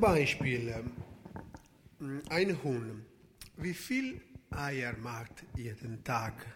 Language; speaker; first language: German; non-native, learner; Italian